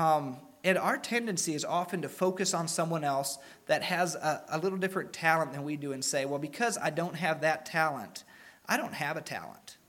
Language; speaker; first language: English; native; English